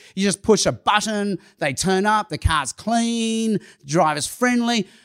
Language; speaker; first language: English; non-native, local second language; Cantonese